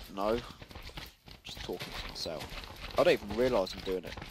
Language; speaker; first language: English; native; English